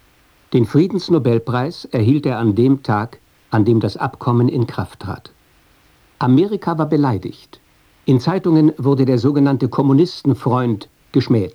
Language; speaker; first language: German; native; German